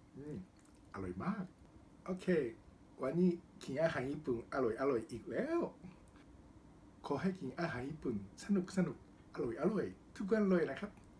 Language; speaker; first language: Thai; non-native, learner; Japanese